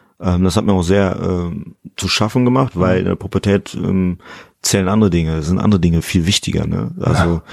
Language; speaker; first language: German; early bilingual, other home language; Fula